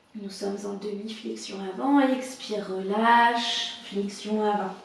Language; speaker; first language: French; native; French